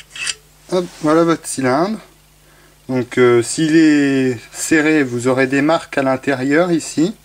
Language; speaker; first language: French; native; French